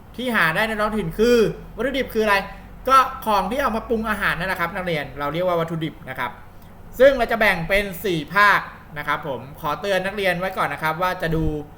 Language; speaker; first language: Thai; native; Thai